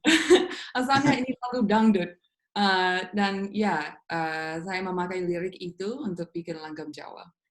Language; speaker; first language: Indonesian; non-native, fluent; English